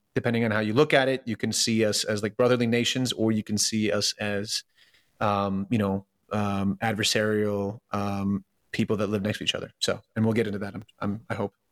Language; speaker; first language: English; early bilingual, other home language; Russian